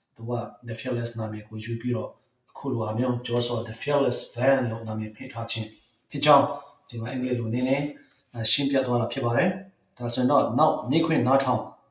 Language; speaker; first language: Burmese; non-native, local second language; Hakha Chin